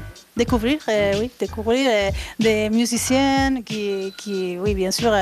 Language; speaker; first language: French; non-native, learner; Spanish